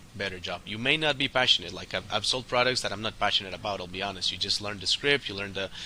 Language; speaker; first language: English; non-native, fluent; Spanish